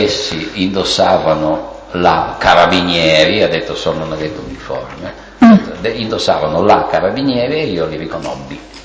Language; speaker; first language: Italian; native; Italian